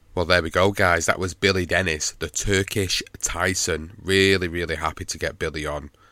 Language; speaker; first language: English; native; English